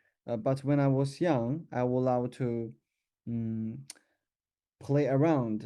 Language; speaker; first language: English; non-native, learner; Chinese